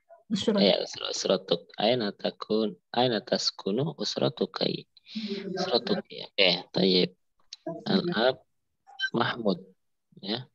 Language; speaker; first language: Arabic; non-native, fluent; Indonesian